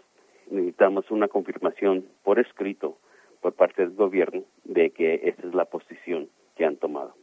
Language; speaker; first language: Spanish; early bilingual, heritage; Spanish